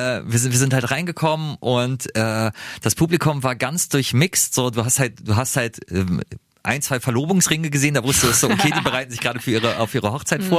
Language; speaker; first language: German; native; German